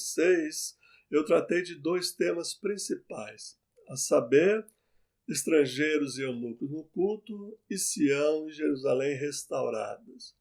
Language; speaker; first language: Portuguese; native; Portuguese